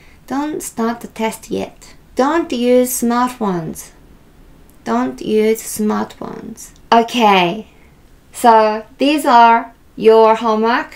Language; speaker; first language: English; non-native, fluent; Japanese